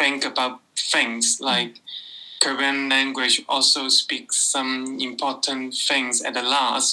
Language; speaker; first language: English; non-native, local second language; Cantonese